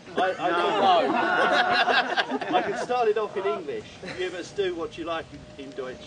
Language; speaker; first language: English; native; English